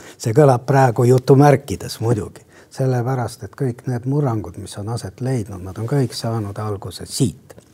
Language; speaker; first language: Estonian; non-native, local second language; Russian